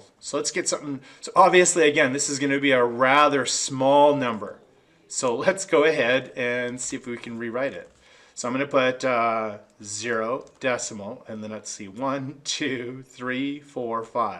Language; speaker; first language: English; native; English